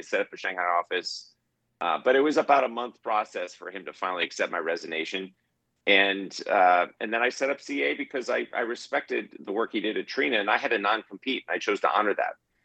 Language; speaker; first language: English; native; English